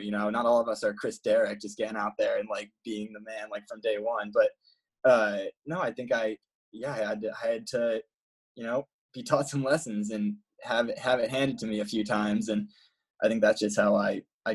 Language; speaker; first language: English; native; English